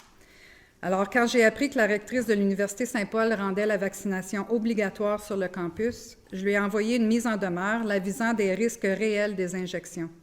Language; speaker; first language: French; native; French